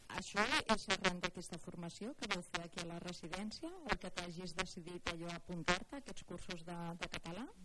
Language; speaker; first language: Catalan; native; Catalan